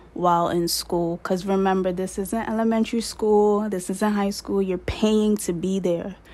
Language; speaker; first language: English; native; English